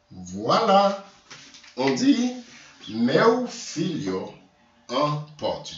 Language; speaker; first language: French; non-native, local second language; Haitian Creole